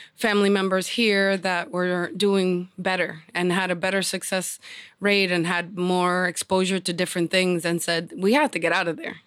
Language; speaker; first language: English; early bilingual, other home language; Spanish